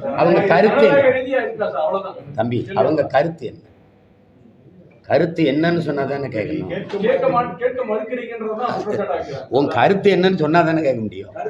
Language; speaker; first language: Tamil; native; Tamil